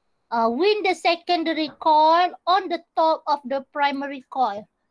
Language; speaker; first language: English; non-native, local second language; Malay